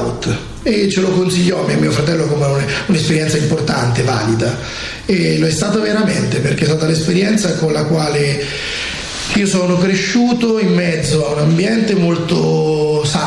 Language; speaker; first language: Italian; native; Italian